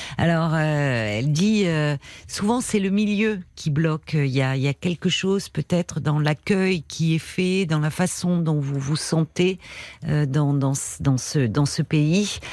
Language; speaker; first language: French; native; French